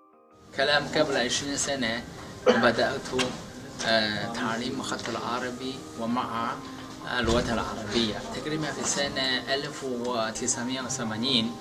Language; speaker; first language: Arabic; non-native, learner; Chinese